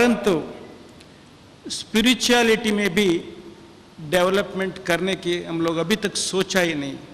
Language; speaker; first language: Hindi; non-native, local second language; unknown